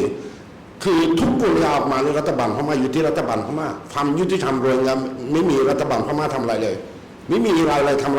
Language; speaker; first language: Thai; early bilingual, other home language; Rohingya